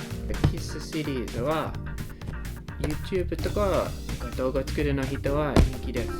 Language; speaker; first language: Japanese; non-native, learner; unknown